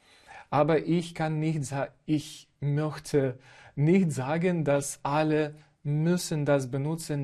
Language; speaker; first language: German; non-native, fluent; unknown